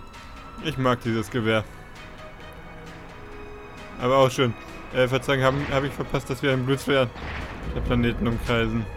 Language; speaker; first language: German; native; German